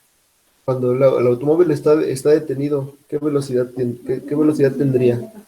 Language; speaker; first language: Spanish; native; Spanish